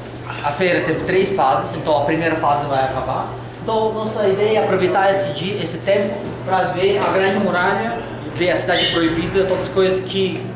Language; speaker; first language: Portuguese; non-native, learner; Russian